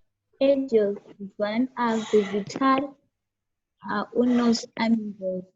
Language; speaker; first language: Spanish; non-native, learner; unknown